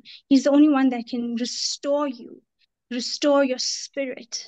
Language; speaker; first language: English; native; English